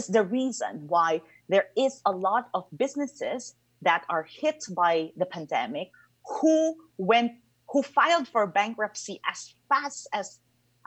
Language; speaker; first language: English; non-native, local second language; Filipino